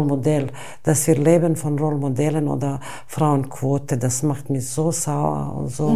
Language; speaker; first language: German; non-native, fluent; Bosnian